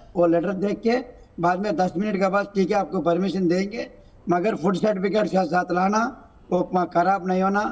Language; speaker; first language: Hindi; non-native, local second language; Telugu